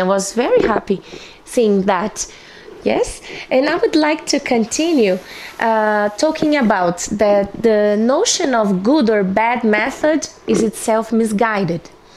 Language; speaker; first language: English; non-native, fluent; Portuguese